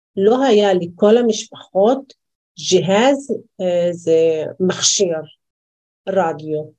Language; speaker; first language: Hebrew; non-native, local second language; Arabic